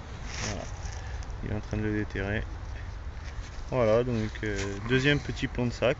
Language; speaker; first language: French; native; French